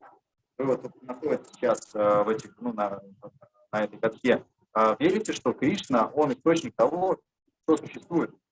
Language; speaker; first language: Russian; native; Russian